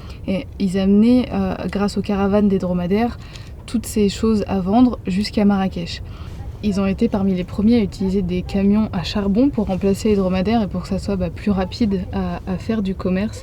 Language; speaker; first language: French; native; French